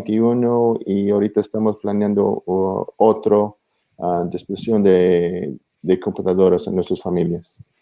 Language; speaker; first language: Spanish; early bilingual, heritage; English